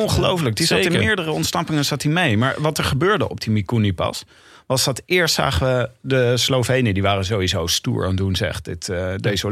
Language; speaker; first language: Dutch; native; Dutch